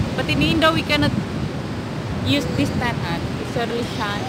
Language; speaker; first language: English; non-native, learner; Indonesian